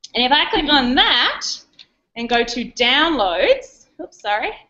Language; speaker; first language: English; native; English